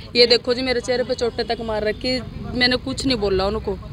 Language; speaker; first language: Hindi; native; Hindi